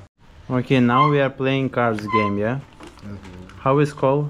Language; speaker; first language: English; non-native, learner; Russian